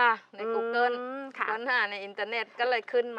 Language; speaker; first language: Thai; native; Thai